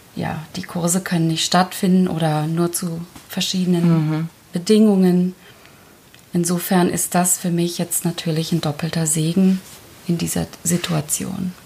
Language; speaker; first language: German; early bilingual, other home language; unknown